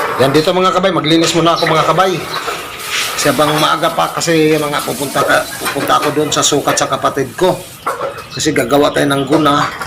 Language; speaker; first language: Filipino; non-native, local second language; Cebuano